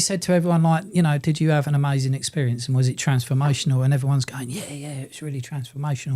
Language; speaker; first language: English; native; English